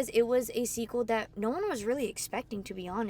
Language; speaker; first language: English; native; English